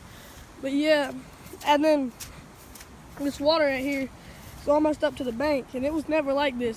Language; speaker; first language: English; native; English